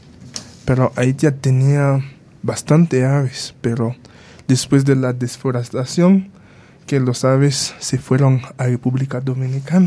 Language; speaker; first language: Spanish; non-native, fluent; Haitian Creole